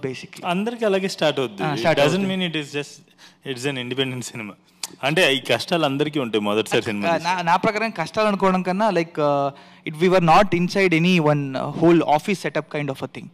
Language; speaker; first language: Telugu; native; Telugu